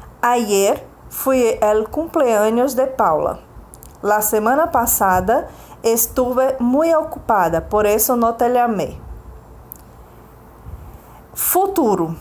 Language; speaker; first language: Spanish; non-native, fluent; Portuguese